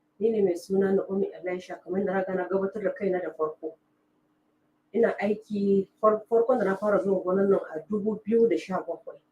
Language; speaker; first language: Hausa; non-native, local second language; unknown